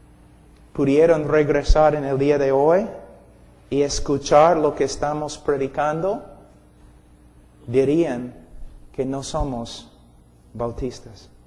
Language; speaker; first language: Spanish; non-native, fluent; English